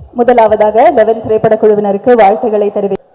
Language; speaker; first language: Tamil; native; Tamil